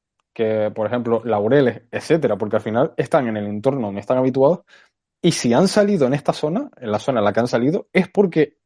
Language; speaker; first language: Spanish; native; Spanish